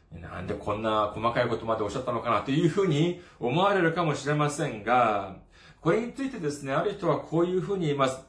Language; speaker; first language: Japanese; non-native, fluent; Korean